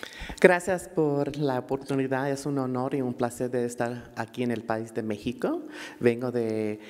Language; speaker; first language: Spanish; early bilingual, heritage; Spanish